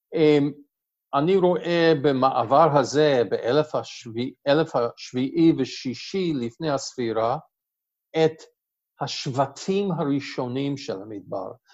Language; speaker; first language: Hebrew; non-native, fluent; English